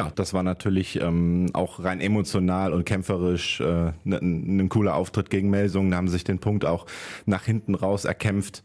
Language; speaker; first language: German; native; German